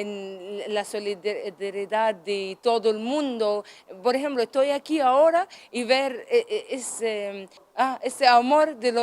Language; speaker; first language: Spanish; non-native, learner; Arabic